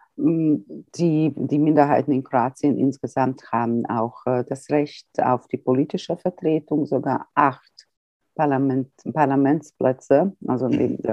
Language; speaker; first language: German; early bilingual, heritage; Croatian